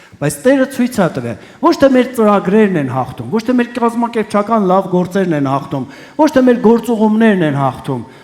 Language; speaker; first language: Armenian; early bilingual, heritage; Armenian